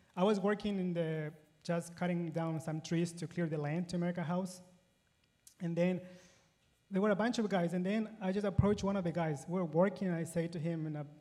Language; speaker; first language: English; non-native, fluent; Spanish